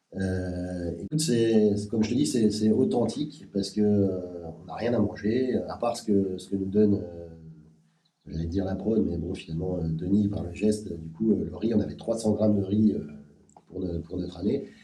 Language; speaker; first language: French; native; French